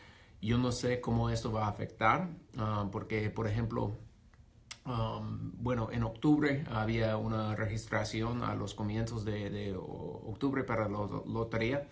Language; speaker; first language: Spanish; non-native, fluent; English